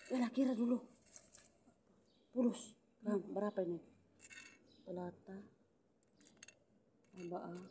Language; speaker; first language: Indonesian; non-native, learner; Filipino